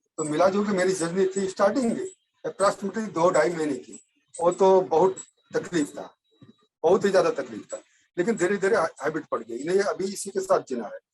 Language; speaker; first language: Hindi; native; Hindi